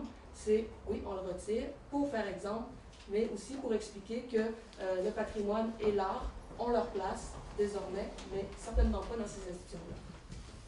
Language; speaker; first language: French; native; French